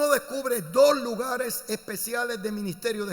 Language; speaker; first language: Spanish; native; Spanish